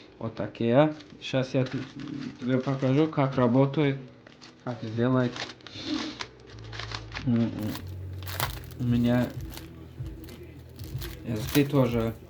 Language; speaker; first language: Russian; non-native, learner; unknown